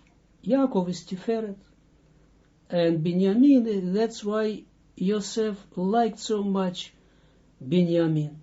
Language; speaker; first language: English; non-native, fluent; Dutch